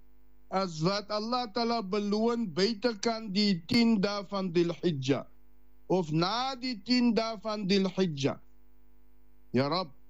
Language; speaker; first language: Dutch; non-native, learner; Afrikaans